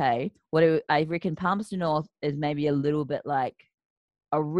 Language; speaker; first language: English; native; English